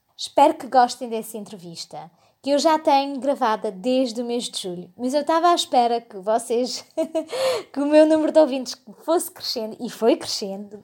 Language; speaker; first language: Portuguese; early bilingual, heritage; Portuguese